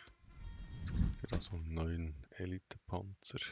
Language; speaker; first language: German; native; German